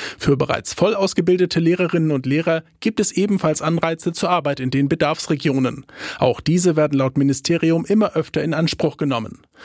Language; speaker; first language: German; native; German